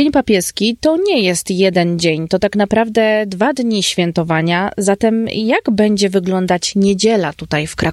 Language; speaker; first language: Polish; native; Polish